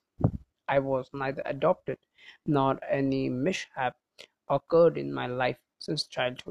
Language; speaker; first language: English; non-native, local second language; Hindi